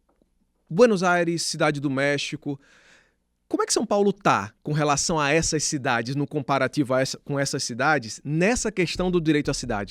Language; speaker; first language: Portuguese; native; Portuguese